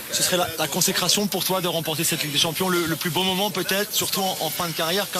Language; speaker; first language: French; native; French